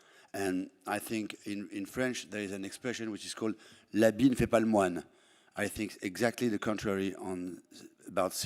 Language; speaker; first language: English; non-native, fluent; French